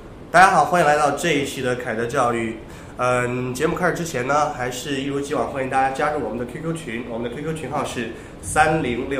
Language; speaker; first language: Chinese; native; Chinese